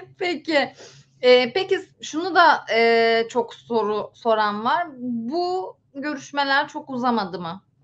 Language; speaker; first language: Turkish; native; Turkish